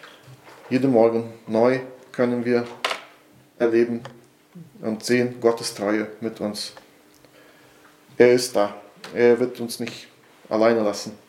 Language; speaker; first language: German; non-native, fluent; Portuguese